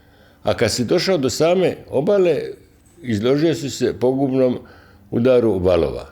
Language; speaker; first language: Croatian; native; Croatian